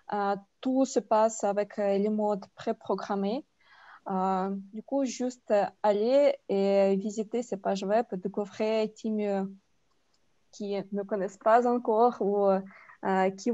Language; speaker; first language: French; non-native, fluent; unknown